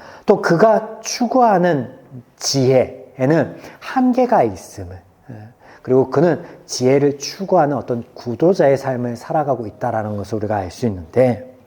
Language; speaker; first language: Korean; native; Korean